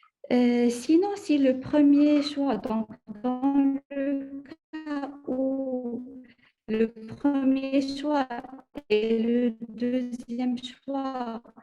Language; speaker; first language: French; non-native, local second language; Arabic